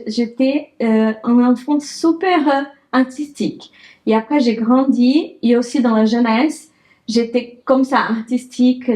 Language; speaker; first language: French; non-native, learner; Portuguese